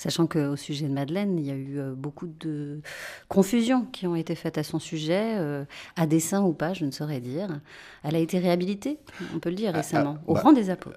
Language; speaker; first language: French; native; French